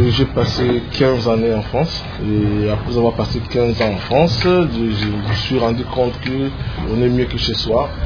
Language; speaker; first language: French; non-native, local second language; Lingala